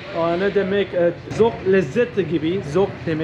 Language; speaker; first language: Turkish; non-native, learner; Arabic